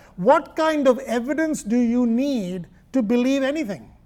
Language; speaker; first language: English; non-native, local second language; Malayalam